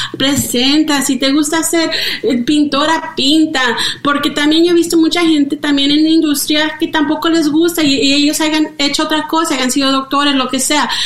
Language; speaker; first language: Spanish; early bilingual, heritage; Spanish